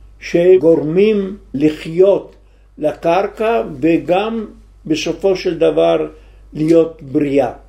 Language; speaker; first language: Hebrew; non-native, fluent; Italian